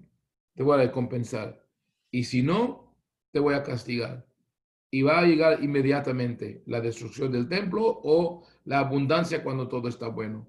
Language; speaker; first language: Spanish; non-native, fluent; Hebrew